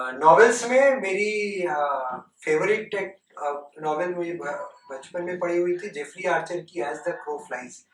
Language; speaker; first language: Hindi; non-native, local second language; Bangla